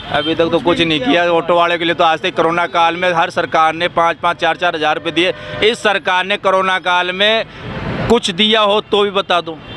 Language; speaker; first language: Hindi; native; Hindi